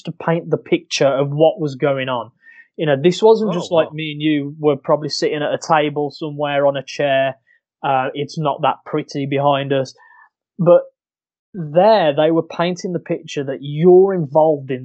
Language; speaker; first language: English; native; English